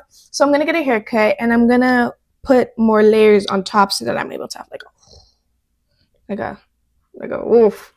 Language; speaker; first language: English; native; English